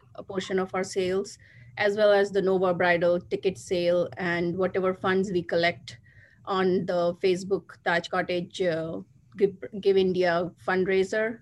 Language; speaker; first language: English; non-native, local second language; Hindi